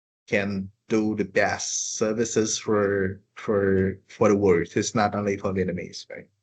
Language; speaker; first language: English; non-native, fluent; Vietnamese